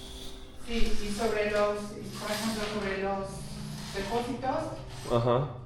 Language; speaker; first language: Spanish; native; Spanish